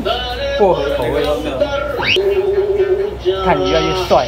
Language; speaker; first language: Chinese; native; Chinese